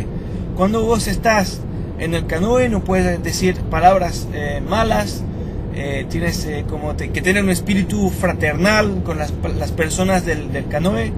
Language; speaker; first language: Spanish; non-native, fluent; French